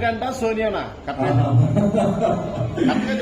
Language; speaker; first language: Telugu; native; Telugu